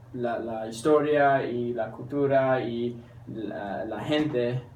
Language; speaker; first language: Spanish; non-native, learner; English